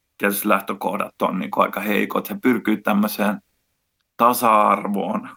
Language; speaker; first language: Finnish; native; Finnish